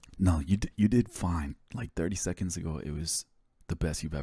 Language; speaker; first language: English; native; English